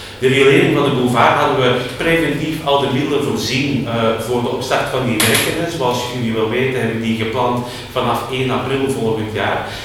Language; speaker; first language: Dutch; native; Dutch